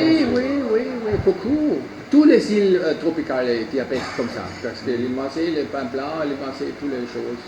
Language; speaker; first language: French; non-native, learner; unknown